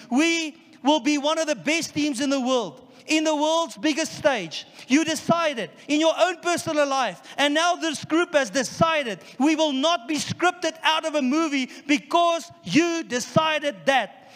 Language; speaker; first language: English; non-native, local second language; Afrikaans